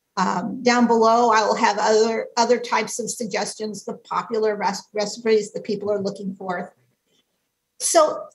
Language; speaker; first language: English; native; English